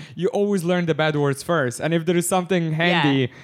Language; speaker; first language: English; early bilingual, other home language; Arabic